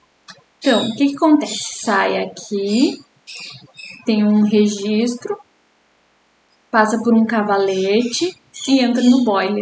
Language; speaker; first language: Portuguese; native; Portuguese